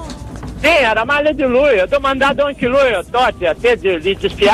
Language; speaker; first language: Italian; non-native, fluent; Portuguese